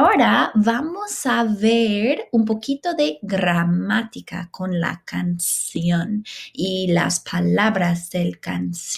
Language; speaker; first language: Spanish; non-native, fluent; English